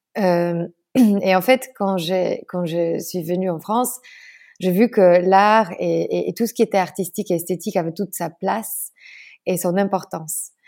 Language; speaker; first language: French; non-native, fluent; Polish